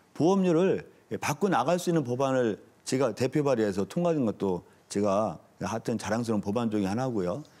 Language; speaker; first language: Korean; native; Korean